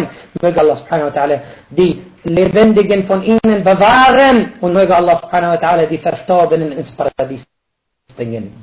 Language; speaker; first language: German; non-native, fluent; Arabic